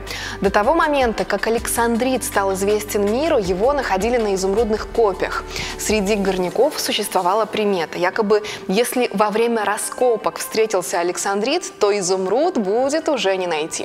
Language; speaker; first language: Russian; native; Russian